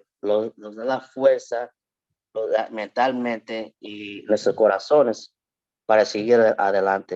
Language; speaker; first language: Spanish; early bilingual, heritage; Spanish